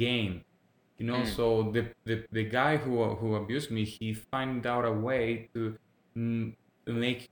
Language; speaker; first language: English; non-native, fluent; Spanish